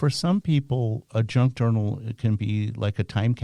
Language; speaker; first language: English; native; English